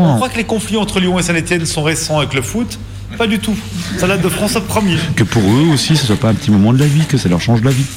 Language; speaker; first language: French; native; French